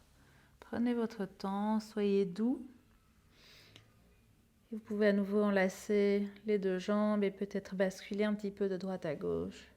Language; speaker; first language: French; native; French